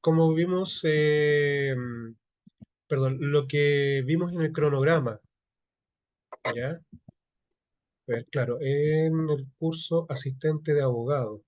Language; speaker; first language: Spanish; native; Spanish